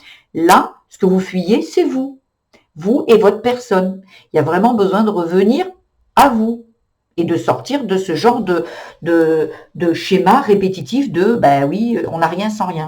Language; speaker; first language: French; native; French